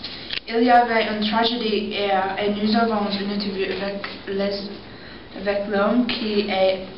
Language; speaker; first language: French; non-native, learner; English